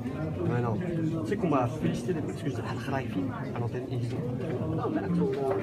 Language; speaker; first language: French; native; French